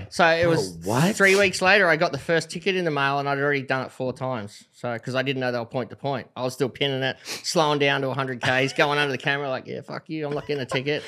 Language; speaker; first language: English; native; English